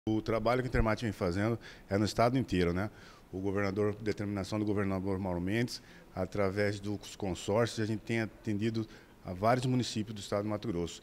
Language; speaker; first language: Portuguese; native; Portuguese